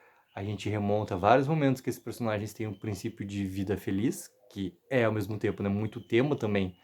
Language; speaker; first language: Portuguese; native; Portuguese